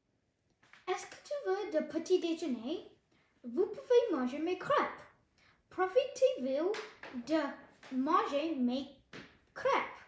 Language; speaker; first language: French; non-native, learner; Tamil